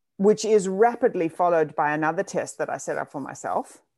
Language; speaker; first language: English; native; English